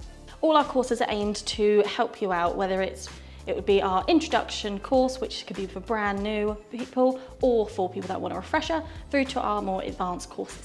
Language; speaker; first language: English; native; English